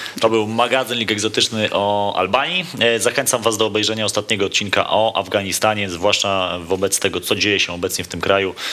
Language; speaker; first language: Polish; native; Polish